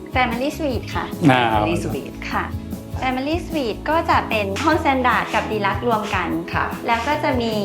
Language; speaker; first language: Thai; native; Thai